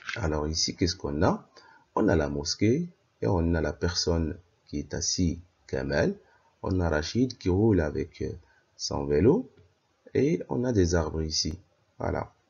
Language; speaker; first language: French; non-native, local second language; Arabic